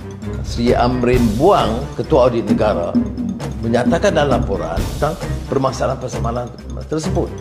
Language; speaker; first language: Malay; native; Malay